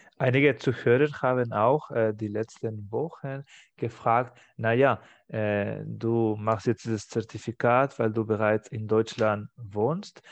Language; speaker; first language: German; non-native, fluent; Spanish